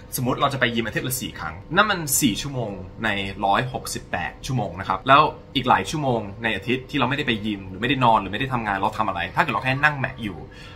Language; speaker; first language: Thai; early bilingual, heritage; English